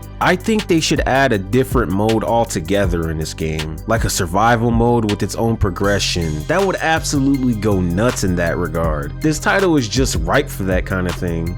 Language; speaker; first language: English; native; English